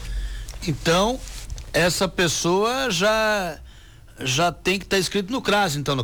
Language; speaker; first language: Portuguese; native; Portuguese